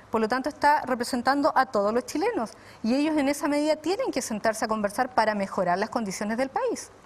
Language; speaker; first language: Spanish; native; Spanish